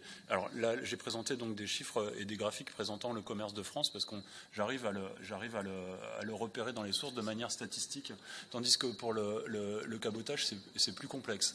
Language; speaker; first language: French; native; French